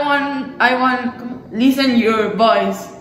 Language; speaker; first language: English; non-native, learner; Spanish